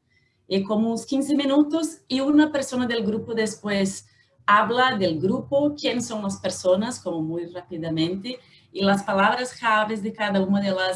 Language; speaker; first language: Spanish; non-native, learner; Portuguese